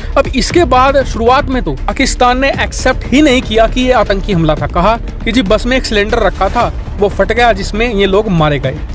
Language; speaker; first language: Hindi; native; Hindi